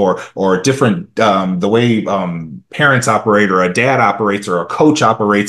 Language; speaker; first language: English; early bilingual, other home language; Romanian